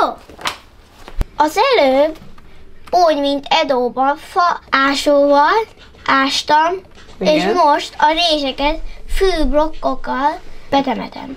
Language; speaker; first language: Hungarian; early bilingual, heritage; Hungarian